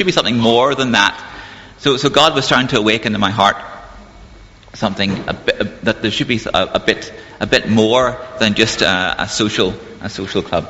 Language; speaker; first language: English; native; English